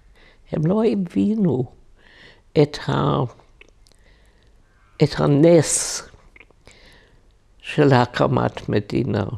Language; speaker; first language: Hebrew; non-native, fluent; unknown